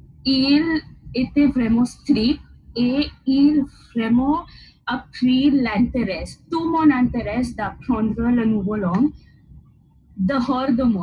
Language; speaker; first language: French; non-native, learner; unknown